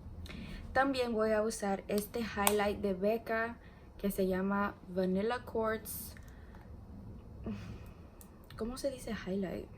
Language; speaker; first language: Spanish; early bilingual, heritage; English